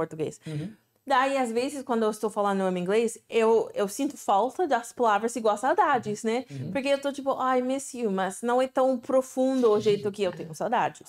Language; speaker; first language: Portuguese; non-native, fluent; English